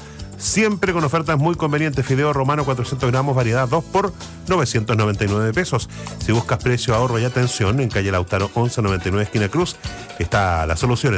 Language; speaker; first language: Spanish; native; Spanish